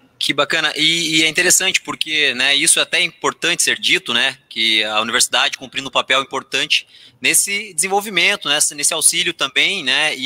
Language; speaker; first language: Portuguese; native; Portuguese